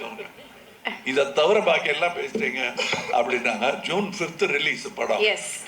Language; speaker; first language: Tamil; native; Tamil